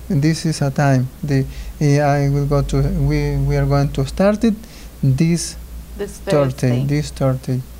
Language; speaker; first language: English; non-native, learner; Spanish